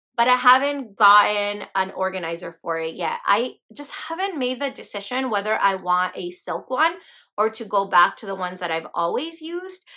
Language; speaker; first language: English; native; English